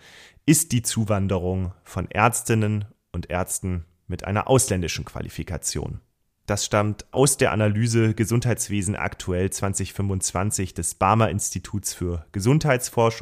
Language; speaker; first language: German; native; German